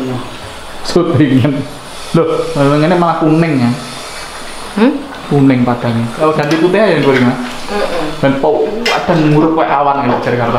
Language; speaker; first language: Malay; non-native, local second language; Javanese